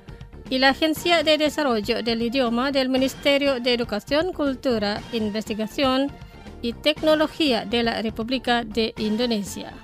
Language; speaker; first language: Spanish; non-native, fluent; Indonesian